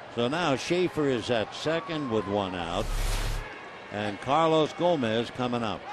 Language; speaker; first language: English; native; English